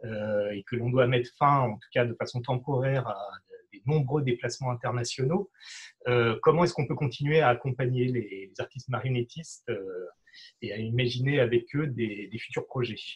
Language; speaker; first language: French; native; French